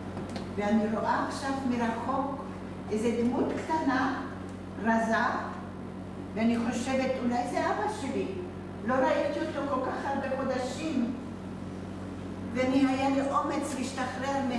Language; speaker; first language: Hebrew; non-native, fluent; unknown